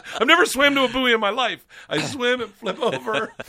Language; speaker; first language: English; native; English